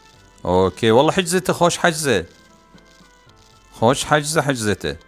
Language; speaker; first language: Arabic; native; Arabic